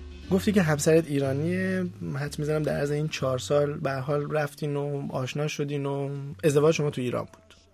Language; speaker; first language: Persian; native; Persian